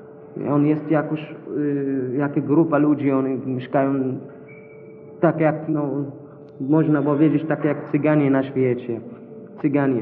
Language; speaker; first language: Polish; non-native, learner; Arabic